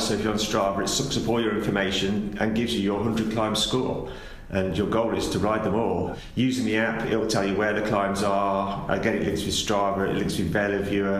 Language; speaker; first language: English; native; English